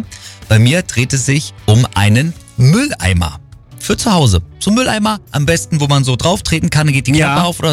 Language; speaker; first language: German; native; German